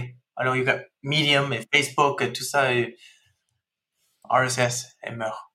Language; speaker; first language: French; non-native, fluent; English